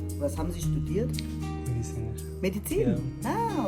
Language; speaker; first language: German; non-native, fluent; Ukrainian